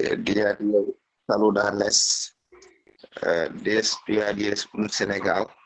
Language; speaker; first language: Spanish; non-native, learner; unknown